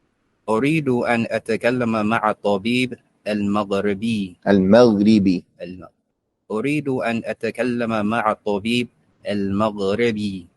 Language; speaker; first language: Arabic; non-native, learner; English